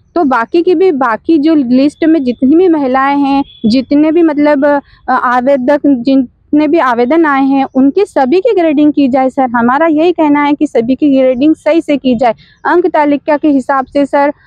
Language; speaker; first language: Hindi; native; Hindi